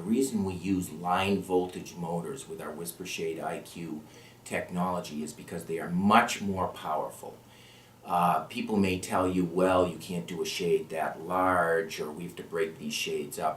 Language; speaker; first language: English; native; English